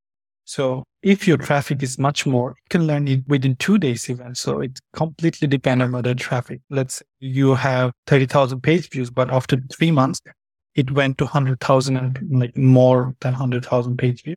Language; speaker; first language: English; non-native, fluent; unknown